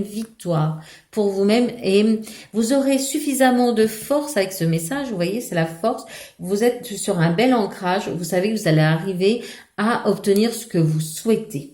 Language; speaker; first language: French; native; French